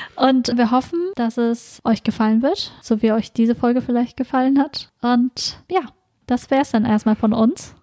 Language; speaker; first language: German; early bilingual, other home language; Vietnamese